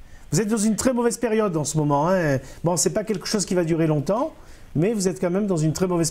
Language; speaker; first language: French; native; French